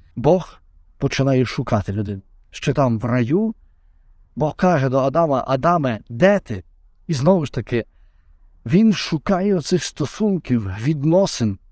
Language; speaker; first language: Ukrainian; native; Ukrainian